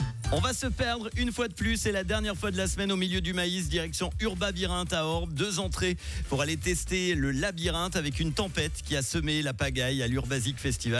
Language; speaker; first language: French; native; French